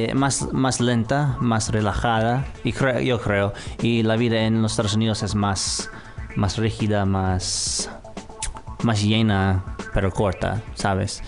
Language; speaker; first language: Spanish; non-native, fluent; English